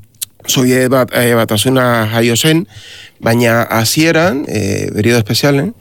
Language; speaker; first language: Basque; non-native, learner; Spanish